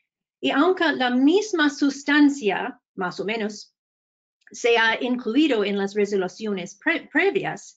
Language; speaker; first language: Spanish; non-native, fluent; English